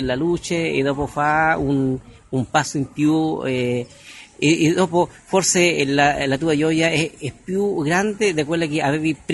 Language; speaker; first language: Italian; non-native, fluent; Spanish